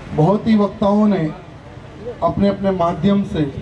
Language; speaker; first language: Hindi; non-native, local second language; Telugu